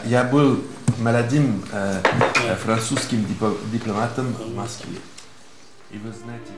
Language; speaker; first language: Russian; non-native, fluent; French